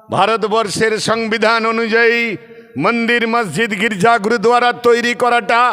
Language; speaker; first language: Hindi; non-native, local second language; Bangla